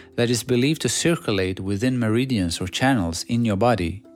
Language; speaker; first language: English; non-native, fluent; Swedish